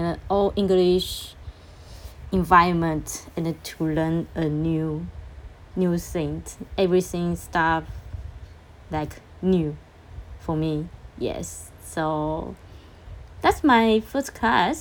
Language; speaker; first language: English; non-native, learner; Chinese